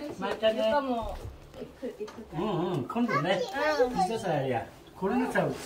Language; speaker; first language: Japanese; native; Japanese